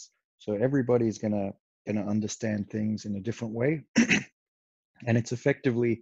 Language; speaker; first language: English; native; English